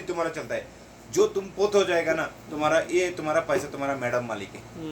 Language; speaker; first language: Hindi; non-native, learner; Bangla